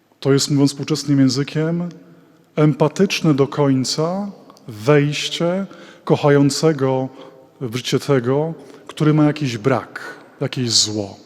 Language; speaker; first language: Polish; native; Polish